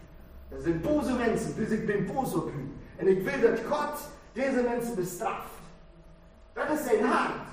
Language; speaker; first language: Dutch; non-native, fluent; German